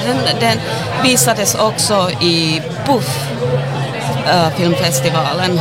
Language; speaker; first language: Swedish; non-native, local second language; Finnish